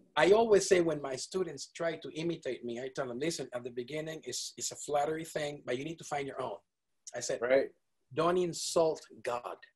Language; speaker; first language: English; non-native, fluent; Spanish